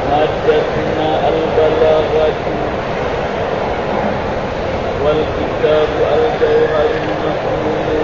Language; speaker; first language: Arabic; non-native, fluent; Malay